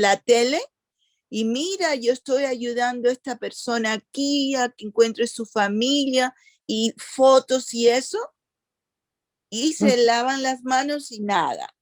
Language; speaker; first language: Spanish; early bilingual, other home language; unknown